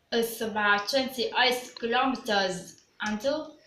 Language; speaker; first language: English; non-native, learner; Vietnamese